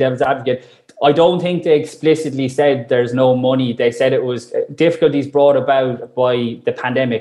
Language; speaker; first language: English; native; English